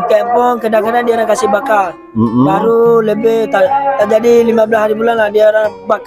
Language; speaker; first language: Indonesian; non-native, learner; Rohingya